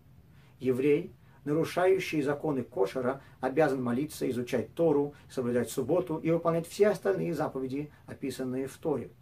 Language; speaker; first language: Russian; native; Russian